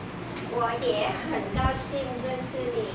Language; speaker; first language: Chinese; non-native, learner; Vietnamese